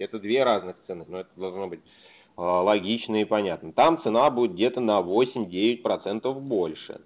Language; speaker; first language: Russian; native; Russian